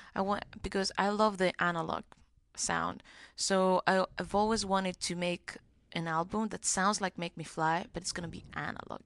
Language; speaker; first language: English; non-native, fluent; Greek